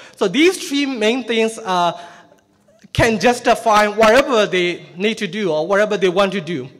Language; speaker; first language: English; non-native, fluent; Burmese